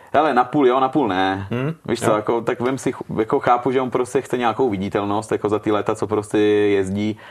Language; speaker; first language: Czech; early bilingual, heritage; Italian